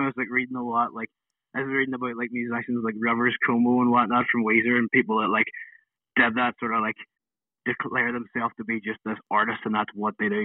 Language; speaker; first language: English; non-native, fluent; Spanish